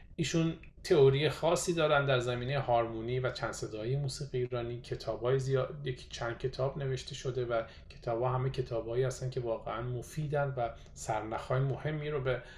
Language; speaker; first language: Persian; native; Persian